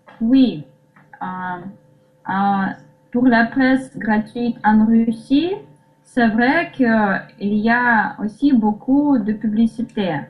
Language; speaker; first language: French; non-native, learner; Russian